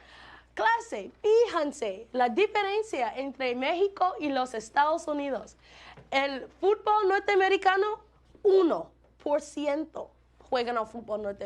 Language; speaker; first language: Spanish; non-native, fluent; English